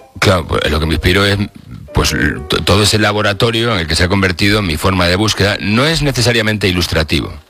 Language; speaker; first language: Spanish; native; Spanish